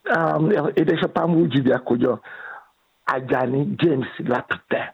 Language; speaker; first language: Hungarian; non-native, fluent; Yoruba